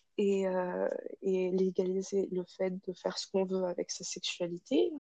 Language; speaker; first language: French; non-native, local second language; Arabic